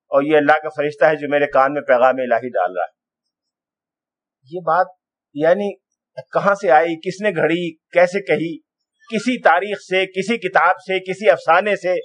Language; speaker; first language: Urdu; native; Urdu